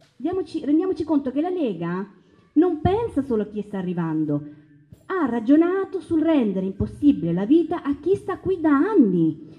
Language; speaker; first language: Italian; early bilingual, other home language; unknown